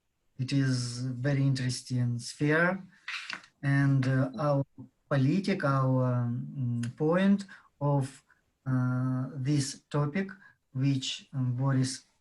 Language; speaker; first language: English; non-native, learner; Russian